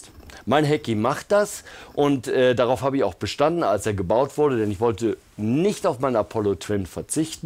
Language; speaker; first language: German; native; German